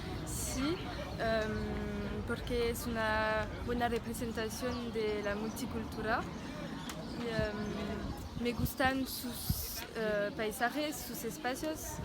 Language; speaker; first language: Spanish; non-native, learner; French